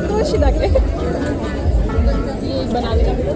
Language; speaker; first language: Japanese; non-native, learner; Hindi